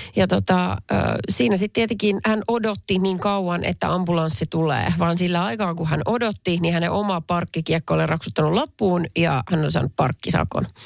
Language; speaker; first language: Finnish; native; Finnish